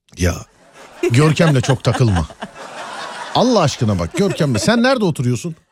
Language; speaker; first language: Turkish; native; Turkish